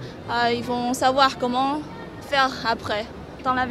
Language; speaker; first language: French; non-native, fluent; Chinese